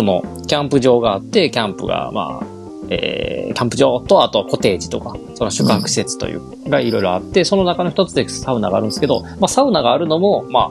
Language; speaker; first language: Japanese; native; Japanese